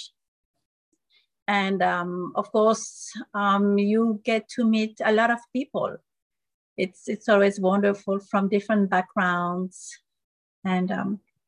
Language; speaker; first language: English; non-native, fluent; French